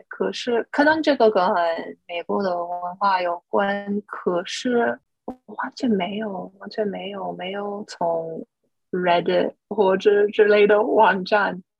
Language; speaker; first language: Chinese; non-native, fluent; English